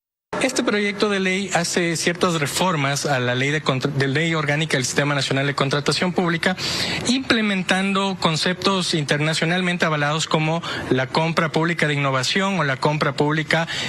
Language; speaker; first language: Spanish; native; Spanish